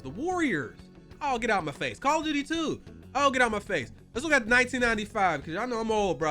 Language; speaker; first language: English; native; English